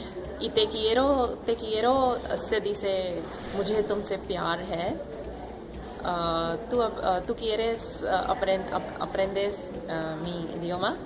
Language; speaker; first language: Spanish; non-native, learner; Hindi